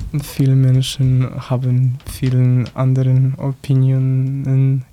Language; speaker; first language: German; non-native, learner; Polish